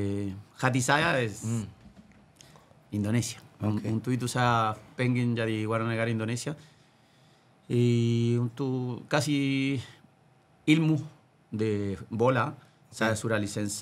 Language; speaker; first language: Indonesian; non-native, learner; Spanish